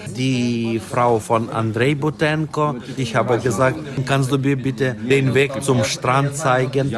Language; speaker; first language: German; non-native, fluent; Ukrainian